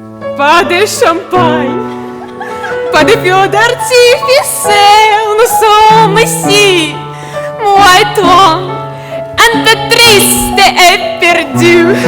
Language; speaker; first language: French; non-native, learner; Russian